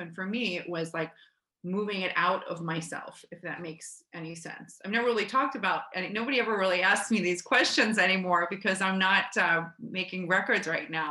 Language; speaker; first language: English; native; English